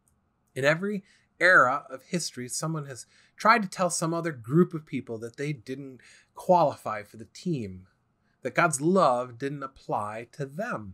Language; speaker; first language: English; native; English